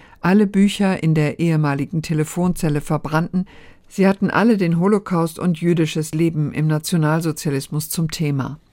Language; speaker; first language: German; native; German